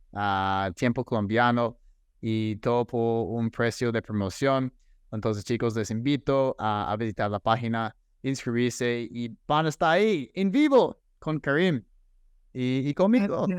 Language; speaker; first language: Spanish; non-native, fluent; English